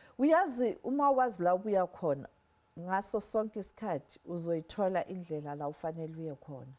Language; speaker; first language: Zulu; non-native, local second language; Southern Sotho